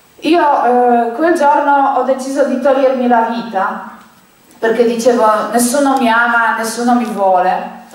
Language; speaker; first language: Italian; non-native, fluent; Polish